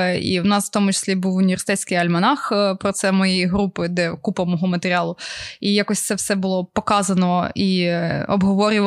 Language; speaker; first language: Ukrainian; native; Ukrainian